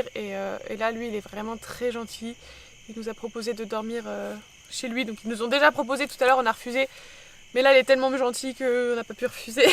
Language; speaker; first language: French; native; French